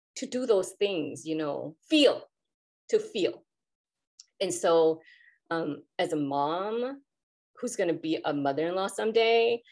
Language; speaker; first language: English; native; English